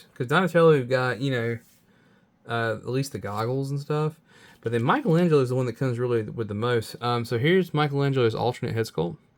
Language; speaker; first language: English; native; English